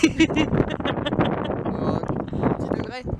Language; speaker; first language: French; native; French